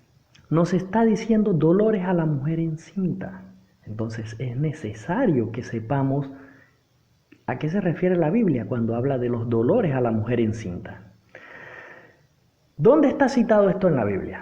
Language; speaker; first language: Spanish; native; Spanish